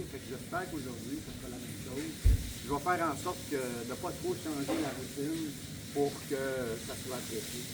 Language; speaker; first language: French; native; French